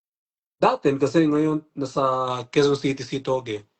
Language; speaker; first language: Filipino; non-native, learner; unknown